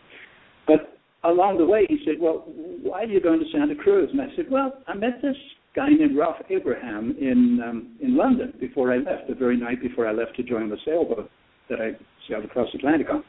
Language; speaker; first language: English; native; English